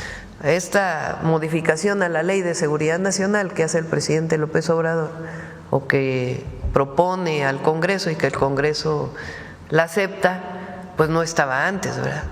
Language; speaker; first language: Spanish; native; Spanish